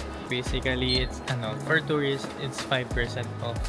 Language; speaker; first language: English; non-native, local second language; Filipino